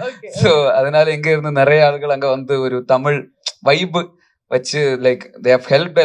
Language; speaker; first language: Tamil; non-native, local second language; Malayalam